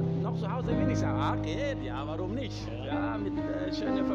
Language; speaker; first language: German; non-native, learner; Thai